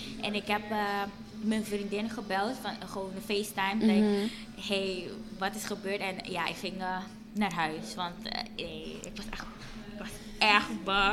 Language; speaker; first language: Dutch; non-native, fluent; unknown